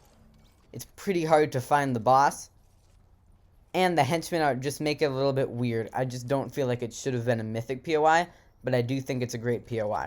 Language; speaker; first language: English; native; English